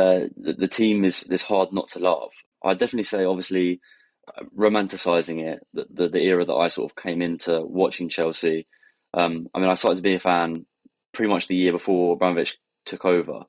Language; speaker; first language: English; native; English